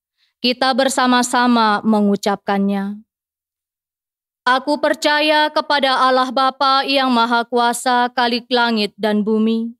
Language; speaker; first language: Indonesian; native; Indonesian